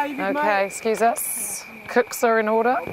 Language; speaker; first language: English; native; English